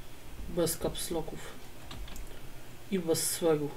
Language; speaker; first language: Polish; native; Polish